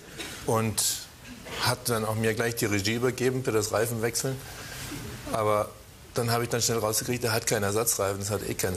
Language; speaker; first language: German; native; German